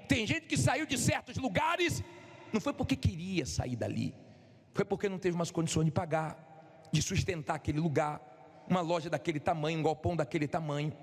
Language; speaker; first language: Portuguese; native; Portuguese